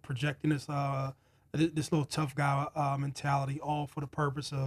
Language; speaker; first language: English; native; English